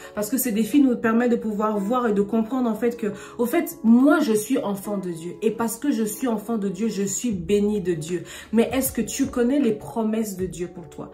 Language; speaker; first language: French; non-native, local second language; Lingala